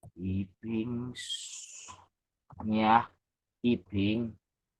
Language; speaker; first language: Indonesian; native; Indonesian